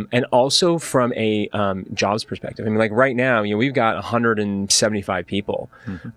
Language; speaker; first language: English; native; English